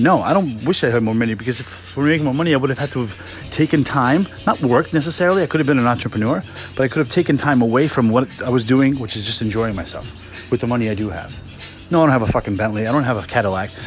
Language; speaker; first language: English; native; English